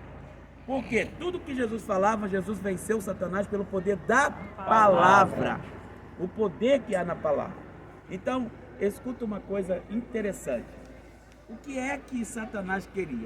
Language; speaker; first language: Portuguese; native; Portuguese